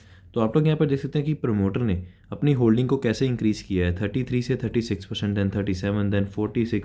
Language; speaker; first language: Hindi; native; Hindi